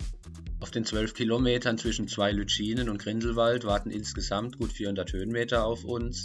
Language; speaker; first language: German; native; German